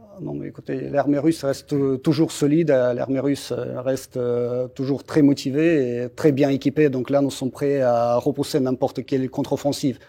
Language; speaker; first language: French; non-native, fluent; Russian